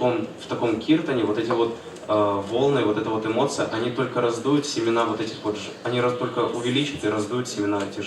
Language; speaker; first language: Russian; native; Russian